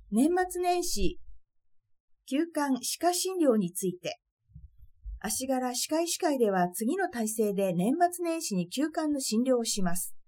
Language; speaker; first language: Japanese; native; Japanese